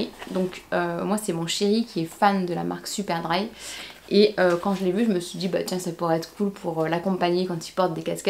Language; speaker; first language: French; native; French